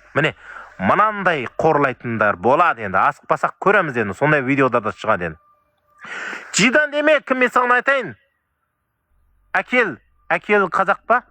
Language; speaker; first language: Kazakh; native; Kazakh